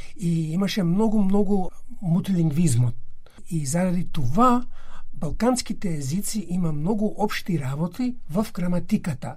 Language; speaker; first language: Bulgarian; non-native, fluent; English